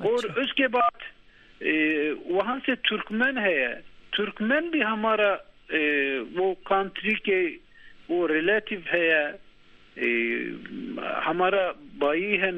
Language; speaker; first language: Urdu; non-native, learner; Turkish